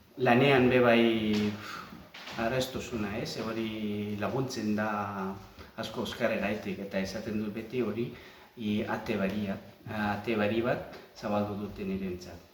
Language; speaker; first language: Basque; non-native, learner; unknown